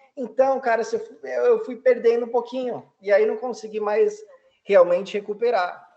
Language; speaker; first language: Portuguese; early bilingual, heritage; Portuguese